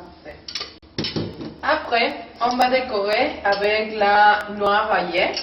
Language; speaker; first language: French; non-native, learner; Spanish